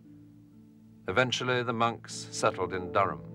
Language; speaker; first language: English; native; English